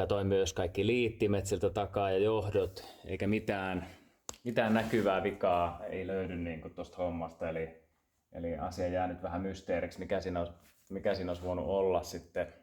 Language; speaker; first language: Finnish; native; Finnish